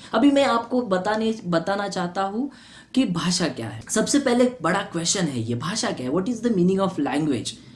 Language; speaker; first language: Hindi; non-native, local second language; Marathi